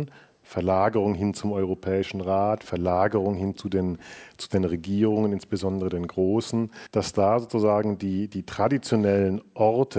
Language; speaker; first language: German; native; German